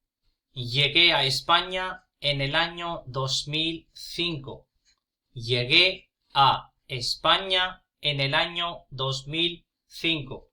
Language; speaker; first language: Spanish; non-native, fluent; Punjabi